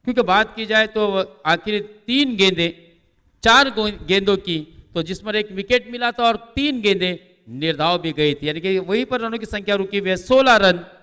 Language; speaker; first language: Hindi; non-native, local second language; Marathi